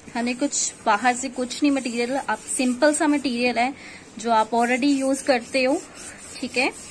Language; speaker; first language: Hindi; non-native, local second language; Punjabi